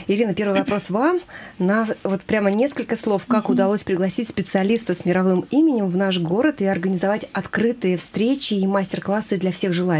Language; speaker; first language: Russian; native; Russian